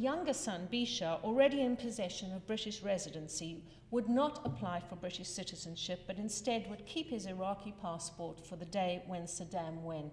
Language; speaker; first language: English; native; English